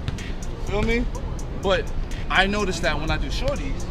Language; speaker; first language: English; native; English